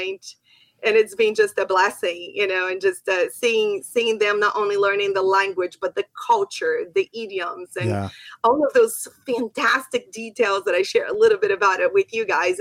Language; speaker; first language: English; non-native, fluent; Portuguese